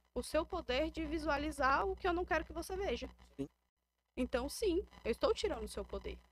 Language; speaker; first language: Portuguese; native; Portuguese